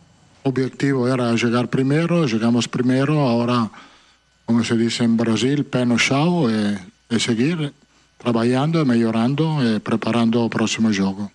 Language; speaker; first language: Portuguese; non-native, fluent; Italian